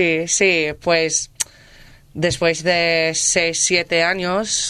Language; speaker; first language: Spanish; non-native, learner; English